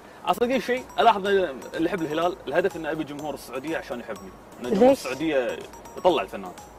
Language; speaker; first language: Arabic; native; Arabic